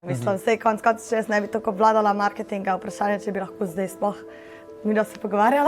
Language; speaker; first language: Slovenian; native; Slovenian